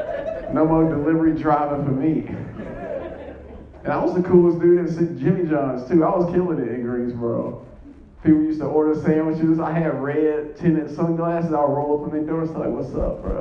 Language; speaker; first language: English; native; English